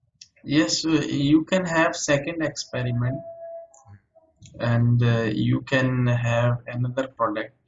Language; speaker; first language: English; native; English